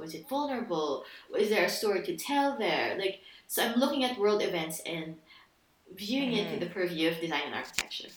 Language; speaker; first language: English; non-native, local second language; Filipino